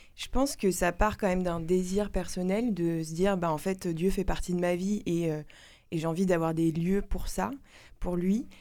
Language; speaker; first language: French; native; French